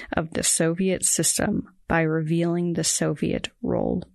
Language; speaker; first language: English; native; English